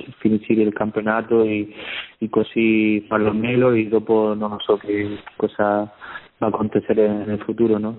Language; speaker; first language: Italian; non-native, learner; Spanish